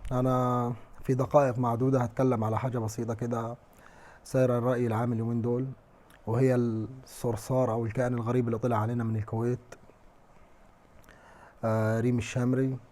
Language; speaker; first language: Arabic; native; Arabic